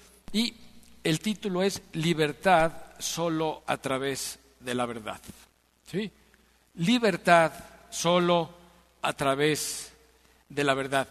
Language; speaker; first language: Spanish; native; Spanish